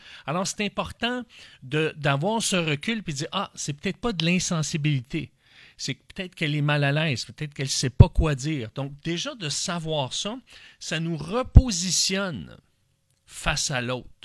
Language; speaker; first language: French; native; French